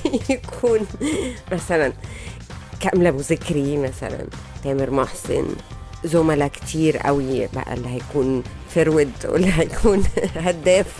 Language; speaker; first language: Arabic; native; Arabic